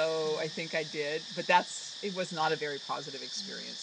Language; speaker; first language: English; native; English